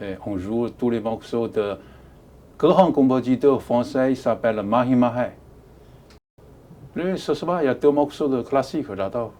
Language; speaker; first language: French; non-native, learner; Chinese